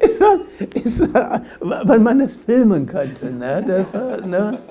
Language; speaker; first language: German; non-native, fluent; English